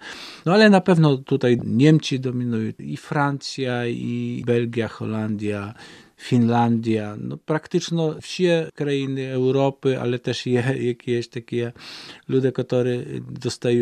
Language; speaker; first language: Polish; non-native, local second language; Ukrainian